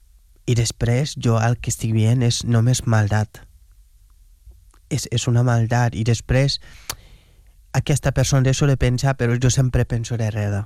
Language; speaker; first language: Catalan; non-native, fluent; Wolof